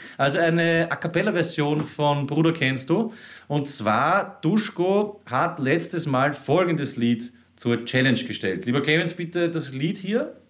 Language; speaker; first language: German; native; German